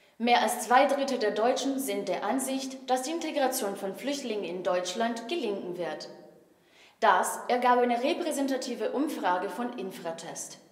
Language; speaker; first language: German; native; German